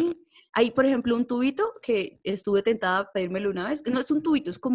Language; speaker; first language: Spanish; native; Spanish